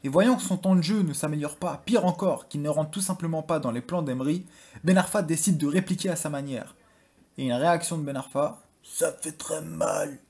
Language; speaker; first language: French; native; French